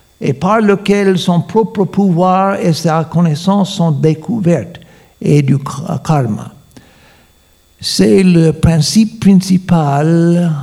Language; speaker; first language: French; non-native, fluent; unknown